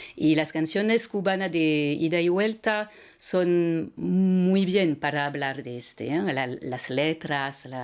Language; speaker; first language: Spanish; non-native, fluent; French